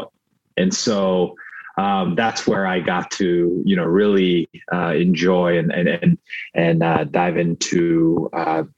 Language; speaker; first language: English; early bilingual, other home language; Korean